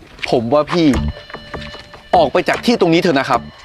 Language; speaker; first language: Thai; native; Thai